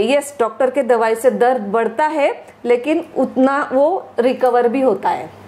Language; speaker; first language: Hindi; non-native, local second language; Marathi